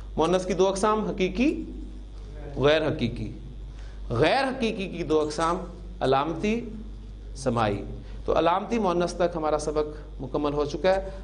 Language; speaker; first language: Urdu; native; Urdu